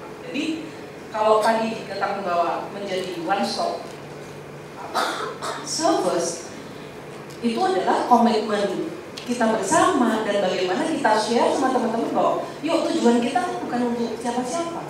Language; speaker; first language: Indonesian; non-native, local second language; Javanese